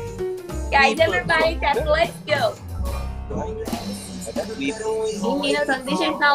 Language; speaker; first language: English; non-native, learner; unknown